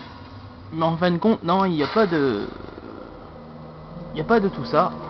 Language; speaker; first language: French; native; French